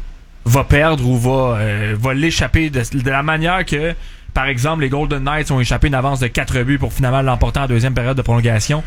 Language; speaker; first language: French; native; French